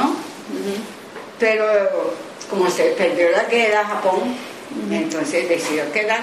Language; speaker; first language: Spanish; non-native, learner; Japanese